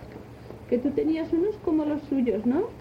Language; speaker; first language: Spanish; native; Spanish